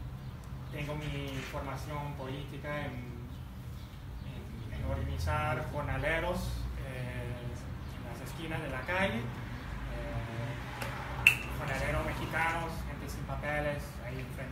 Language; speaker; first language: Spanish; early bilingual, heritage; Spanish